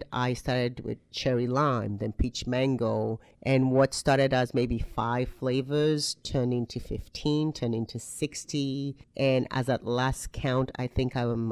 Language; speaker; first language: English; non-native, local second language; Yoruba